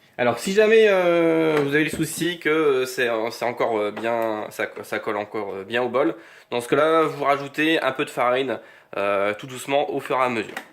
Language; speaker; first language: French; native; French